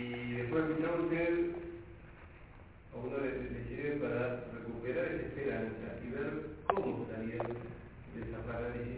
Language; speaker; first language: Spanish; native; Spanish